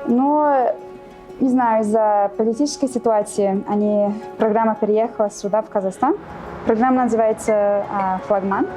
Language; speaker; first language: Russian; non-native, fluent; English